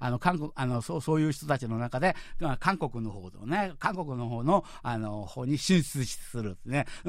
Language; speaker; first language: Japanese; non-native, fluent; Korean